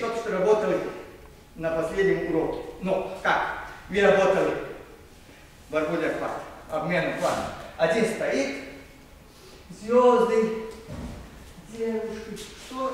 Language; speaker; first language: Russian; non-native, learner; Serbian